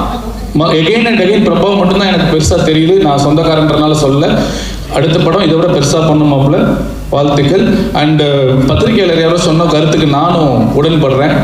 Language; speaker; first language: Tamil; native; Tamil